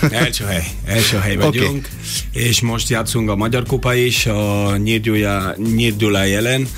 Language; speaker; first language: Hungarian; non-native, learner; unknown